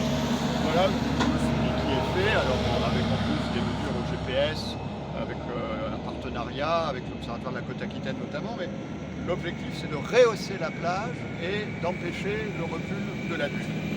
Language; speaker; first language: French; native; French